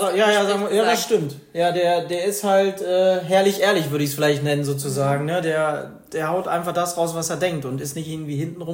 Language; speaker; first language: German; native; German